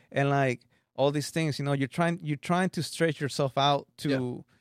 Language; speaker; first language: English; early bilingual, other home language; Spanish